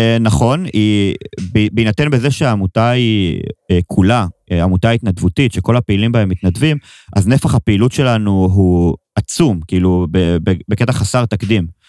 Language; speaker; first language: Hebrew; native; Hebrew